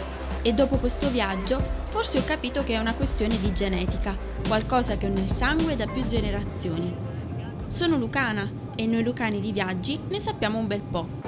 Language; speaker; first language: Italian; native; Italian